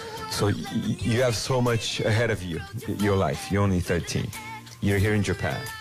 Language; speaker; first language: English; non-native, fluent; Japanese